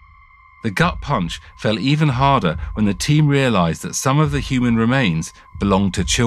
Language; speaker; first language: English; native; English